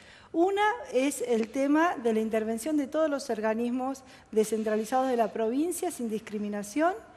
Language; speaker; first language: Spanish; native; Spanish